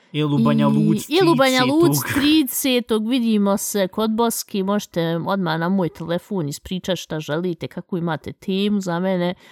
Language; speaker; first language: Bosnian; early bilingual, heritage; Bosnian